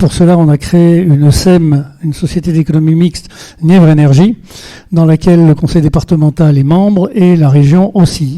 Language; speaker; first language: French; native; French